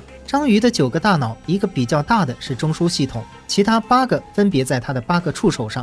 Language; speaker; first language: Chinese; native; Chinese